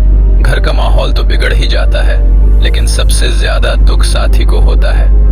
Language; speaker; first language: Hindi; native; Hindi